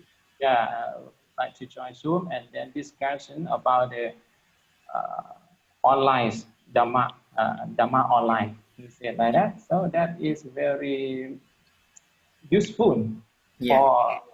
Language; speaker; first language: English; non-native, learner; Lao